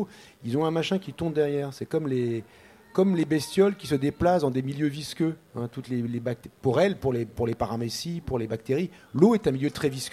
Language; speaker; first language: French; native; French